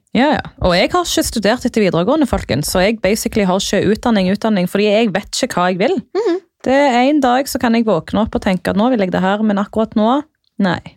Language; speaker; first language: Norwegian; native; Norwegian